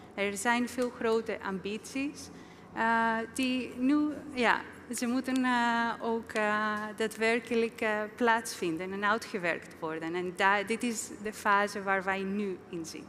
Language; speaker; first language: Dutch; non-native, fluent; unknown